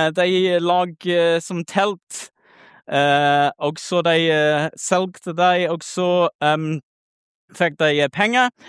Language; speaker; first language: Norwegian; non-native, learner; English